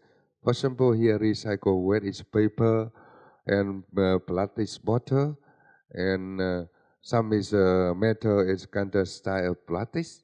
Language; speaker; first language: English; non-native, learner; Vietnamese